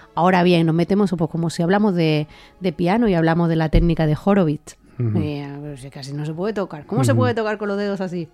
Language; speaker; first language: Spanish; native; Spanish